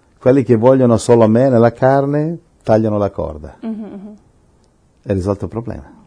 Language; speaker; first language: Italian; non-native, fluent; Spanish